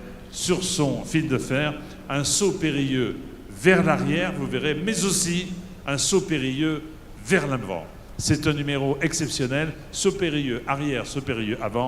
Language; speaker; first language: French; native; French